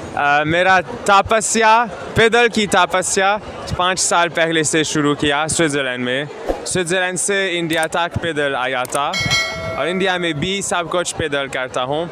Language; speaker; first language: Hindi; non-native, learner; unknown